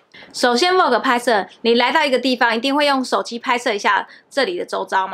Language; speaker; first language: Chinese; native; Chinese